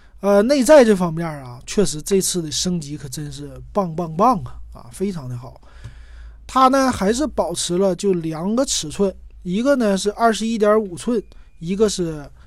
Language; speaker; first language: Chinese; native; Chinese